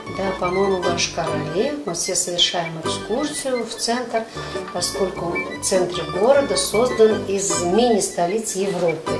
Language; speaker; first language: Russian; native; Russian